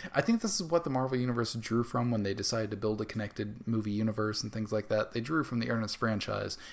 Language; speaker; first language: English; native; English